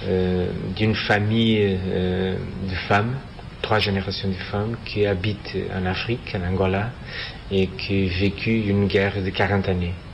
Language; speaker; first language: French; non-native, fluent; Portuguese